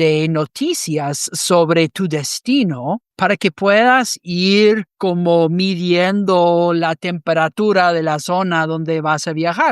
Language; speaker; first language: Spanish; non-native, fluent; English